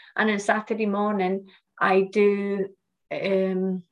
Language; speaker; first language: English; native; English